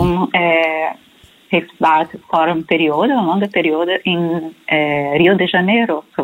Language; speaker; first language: Dutch; early bilingual, heritage; Portuguese